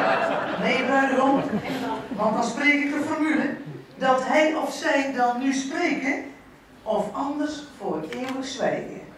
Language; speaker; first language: Dutch; native; Dutch